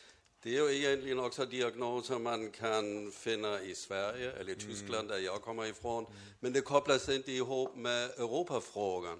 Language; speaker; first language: Swedish; non-native, fluent; German